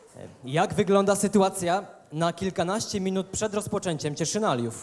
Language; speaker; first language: Polish; native; Polish